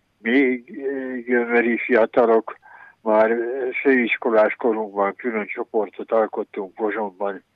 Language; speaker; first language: Hungarian; native; Hungarian